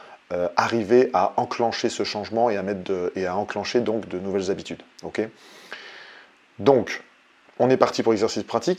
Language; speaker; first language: French; native; French